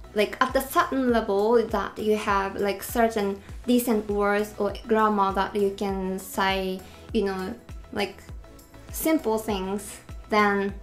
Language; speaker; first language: English; non-native, fluent; Japanese